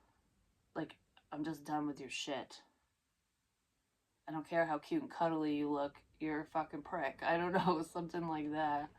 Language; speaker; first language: English; native; English